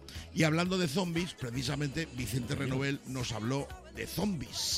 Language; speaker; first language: Spanish; native; Spanish